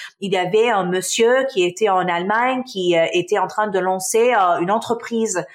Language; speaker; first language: French; non-native, local second language; Arabic